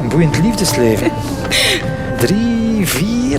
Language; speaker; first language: Dutch; native; Dutch